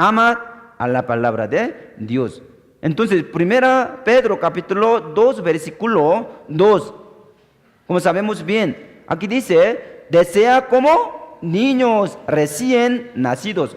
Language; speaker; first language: Spanish; non-native, fluent; Korean